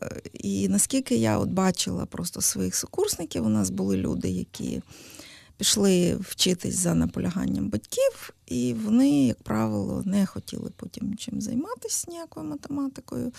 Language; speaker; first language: Ukrainian; native; Ukrainian